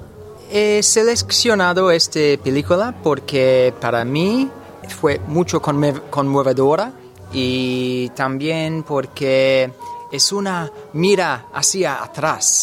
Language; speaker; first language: Spanish; non-native, fluent; English